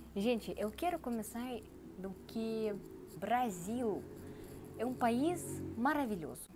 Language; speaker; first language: Portuguese; non-native, learner; Russian